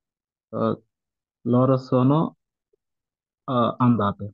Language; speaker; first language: Italian; non-native, learner; Bangla